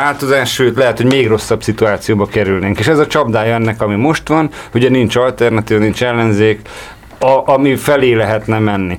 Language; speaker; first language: Hungarian; native; Hungarian